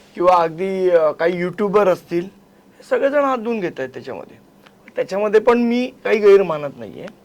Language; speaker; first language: Marathi; native; Marathi